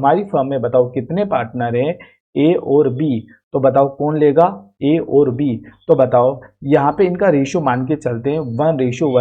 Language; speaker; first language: Hindi; native; Hindi